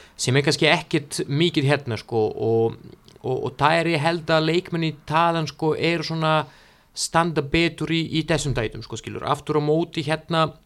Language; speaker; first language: Icelandic; non-native, fluent; Serbian